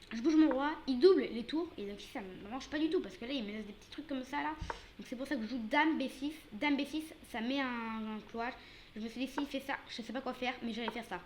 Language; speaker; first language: French; native; French